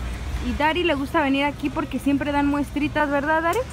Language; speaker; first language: Spanish; native; Spanish